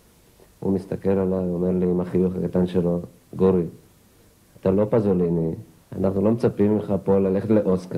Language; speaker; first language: Hebrew; native; Hebrew